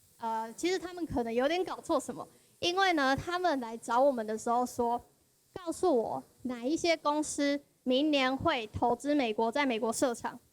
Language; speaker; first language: Chinese; native; Chinese